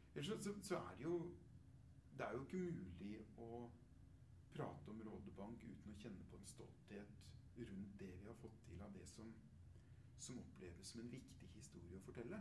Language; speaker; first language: Norwegian; native; Norwegian